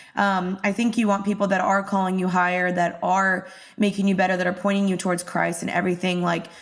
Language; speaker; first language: English; native; English